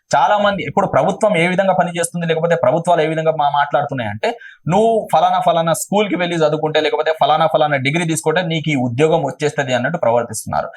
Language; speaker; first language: Telugu; non-native, local second language; Urdu